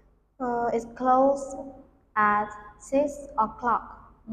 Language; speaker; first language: English; non-native, learner; Vietnamese